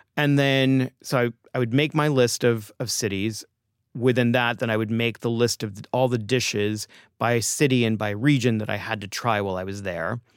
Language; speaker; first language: English; native; English